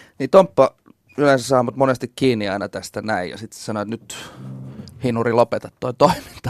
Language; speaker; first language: Finnish; native; Finnish